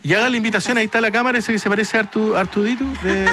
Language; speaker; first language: Spanish; native; Spanish